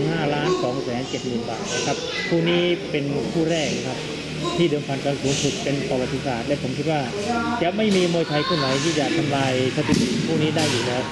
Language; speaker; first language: Thai; native; Thai